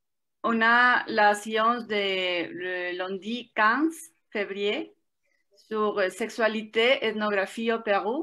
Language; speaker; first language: French; non-native, fluent; Spanish